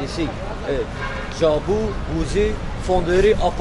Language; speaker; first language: French; non-native, local second language; Arabic